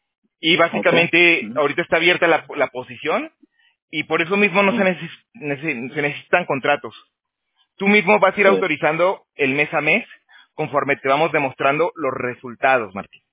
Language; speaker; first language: Spanish; native; Spanish